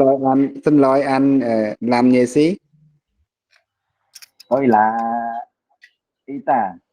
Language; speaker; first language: Vietnamese; non-native, learner; Khmer